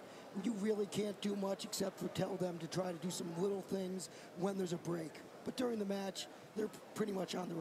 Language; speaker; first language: English; native; English